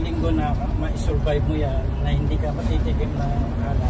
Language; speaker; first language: Filipino; native; Filipino